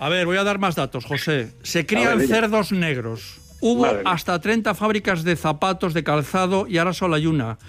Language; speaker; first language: Spanish; native; Spanish